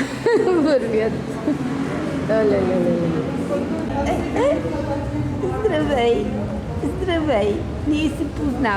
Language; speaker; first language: Bulgarian; native; Bulgarian